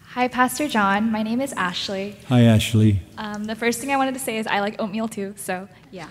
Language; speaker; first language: English; non-native, fluent; Romanian